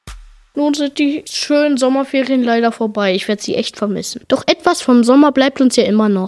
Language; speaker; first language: German; native; German